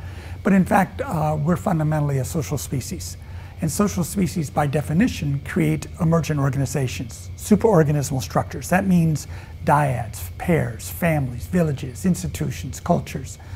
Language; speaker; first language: English; native; English